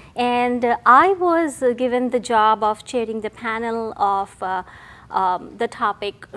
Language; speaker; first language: English; non-native, local second language; Hindi